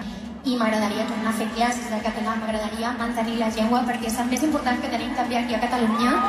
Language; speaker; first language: Catalan; non-native, local second language; Spanish